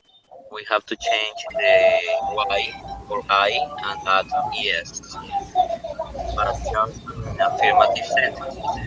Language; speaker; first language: English; non-native, learner; Spanish